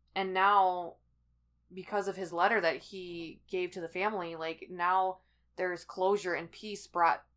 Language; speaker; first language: English; native; English